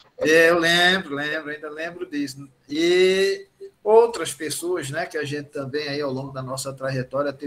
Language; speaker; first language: Portuguese; native; Portuguese